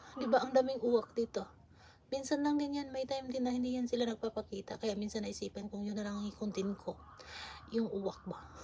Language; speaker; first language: Filipino; non-native, local second language; Cebuano